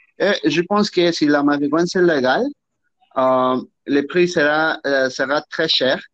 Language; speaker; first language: French; non-native, learner; Spanish